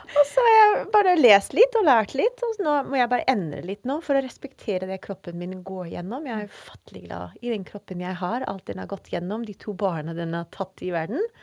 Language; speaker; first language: Norwegian; non-native, fluent; English